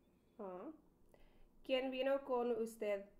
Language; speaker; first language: Spanish; non-native, learner; English